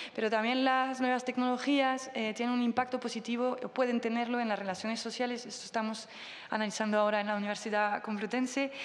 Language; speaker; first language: Spanish; non-native, fluent; French